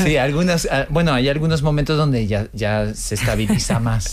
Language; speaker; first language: Spanish; non-native, fluent; Portuguese